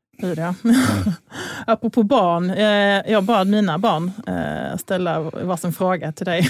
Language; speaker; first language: Swedish; native; Swedish